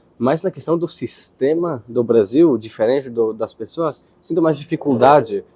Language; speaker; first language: Portuguese; non-native, fluent; Hebrew